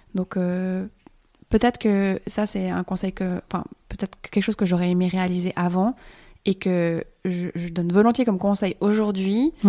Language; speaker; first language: French; native; French